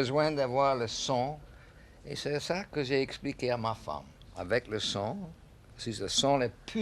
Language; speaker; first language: French; non-native, learner; English